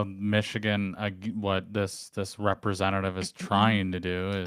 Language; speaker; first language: English; native; English